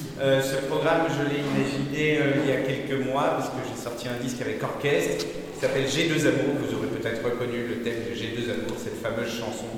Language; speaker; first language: French; native; French